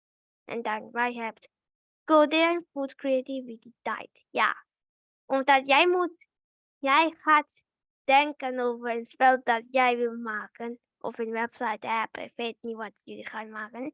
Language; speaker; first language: Dutch; early bilingual, other home language; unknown